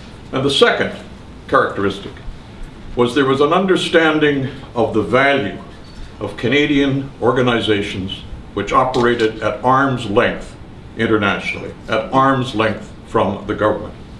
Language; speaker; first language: English; native; English